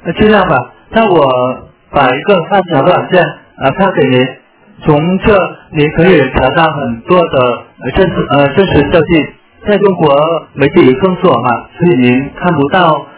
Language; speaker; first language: Chinese; non-native, fluent; Vietnamese